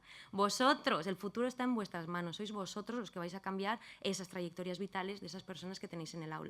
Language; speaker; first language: Spanish; native; Spanish